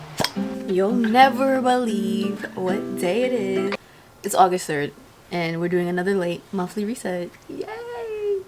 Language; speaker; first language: English; native; English